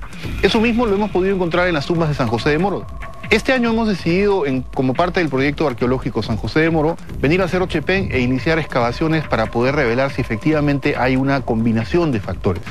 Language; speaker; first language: Spanish; native; Spanish